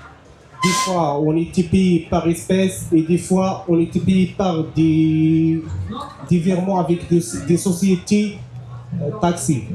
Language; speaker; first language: French; non-native, learner; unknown